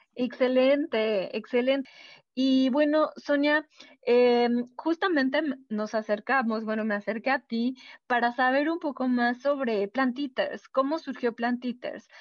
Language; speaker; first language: Spanish; native; Spanish